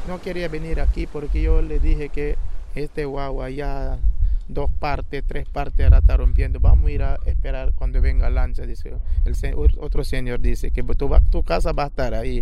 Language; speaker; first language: Spanish; non-native, local second language; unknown